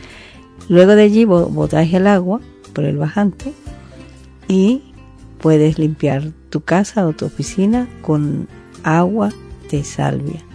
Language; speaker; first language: Spanish; native; Spanish